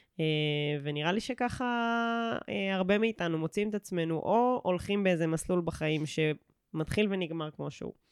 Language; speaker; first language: Hebrew; native; Hebrew